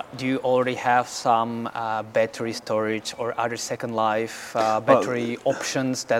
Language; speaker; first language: English; non-native, fluent; Czech